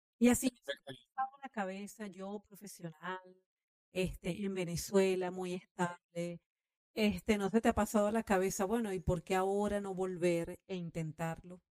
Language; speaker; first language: Spanish; native; Spanish